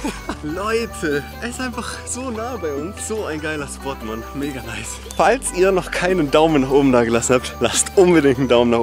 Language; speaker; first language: German; native; German